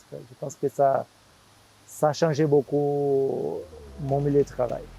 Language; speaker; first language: French; non-native, fluent; Portuguese